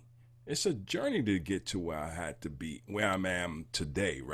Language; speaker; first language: English; native; English